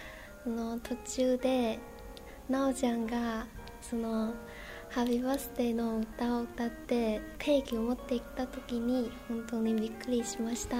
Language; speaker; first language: Japanese; non-native, learner; Chinese